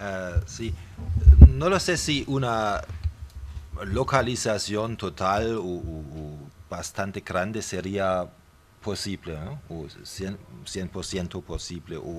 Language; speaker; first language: Spanish; non-native, fluent; German